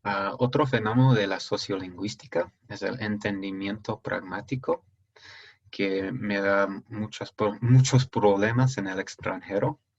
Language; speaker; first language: Spanish; non-native, fluent; English